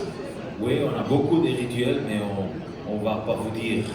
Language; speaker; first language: French; non-native, local second language; German